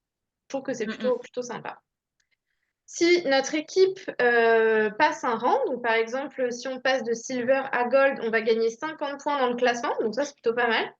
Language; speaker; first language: French; native; French